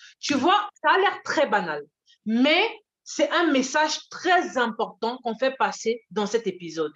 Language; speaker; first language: French; early bilingual, other home language; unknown